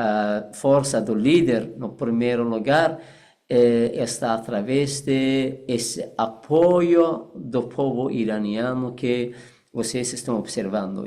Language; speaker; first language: Portuguese; non-native, fluent; Persian